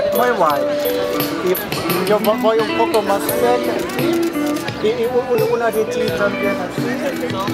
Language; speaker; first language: Spanish; non-native, learner; German